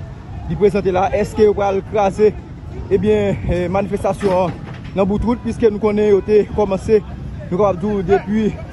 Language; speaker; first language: Haitian Creole; native; Haitian Creole